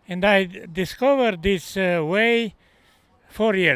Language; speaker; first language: English; non-native, learner; Romanian